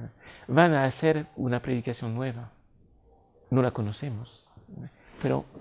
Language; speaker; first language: Spanish; non-native, fluent; French